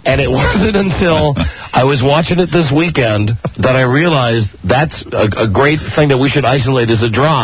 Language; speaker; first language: English; native; English